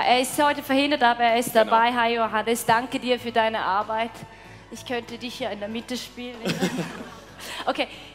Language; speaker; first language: German; native; German